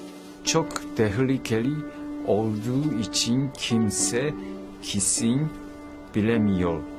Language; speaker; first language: Turkish; non-native, learner; Japanese